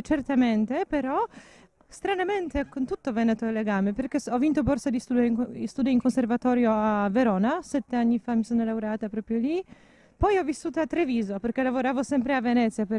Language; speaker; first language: Italian; non-native, fluent; Polish